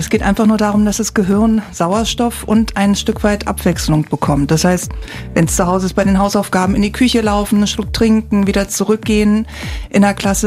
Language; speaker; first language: German; native; German